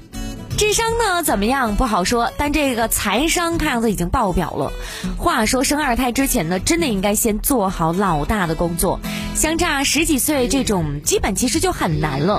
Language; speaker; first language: Chinese; native; Chinese